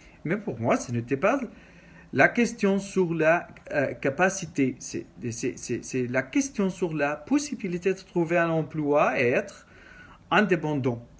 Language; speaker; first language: French; non-native, learner; Arabic